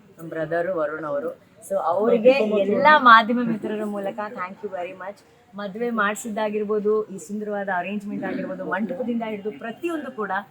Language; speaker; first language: Kannada; non-native, local second language; Tulu